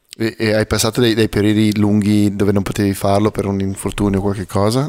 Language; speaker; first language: Italian; native; Italian